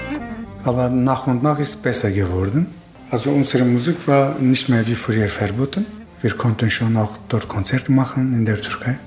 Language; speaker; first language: German; non-native, learner; Kurdish